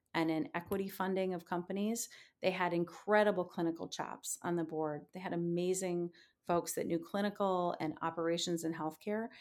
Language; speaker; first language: English; native; English